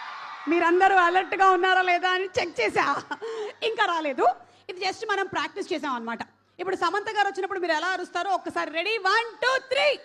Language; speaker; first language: Telugu; native; Telugu